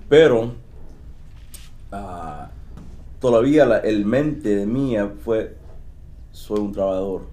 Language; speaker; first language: Spanish; early bilingual, heritage; Spanish